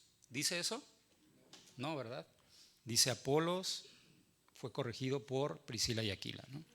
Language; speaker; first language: Spanish; native; Spanish